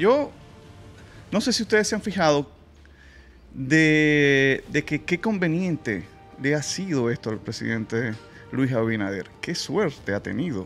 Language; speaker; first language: Spanish; native; Spanish